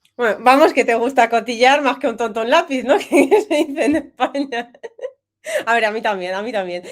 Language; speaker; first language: Spanish; non-native, fluent; Russian